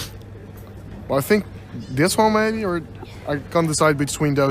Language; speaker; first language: English; non-native, learner; Dutch